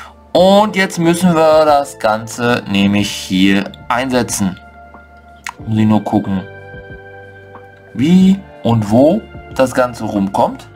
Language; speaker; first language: German; native; German